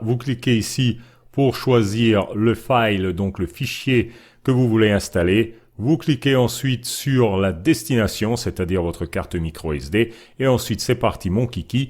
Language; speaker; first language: French; native; French